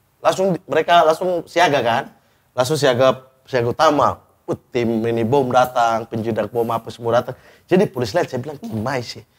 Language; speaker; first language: Indonesian; native; Indonesian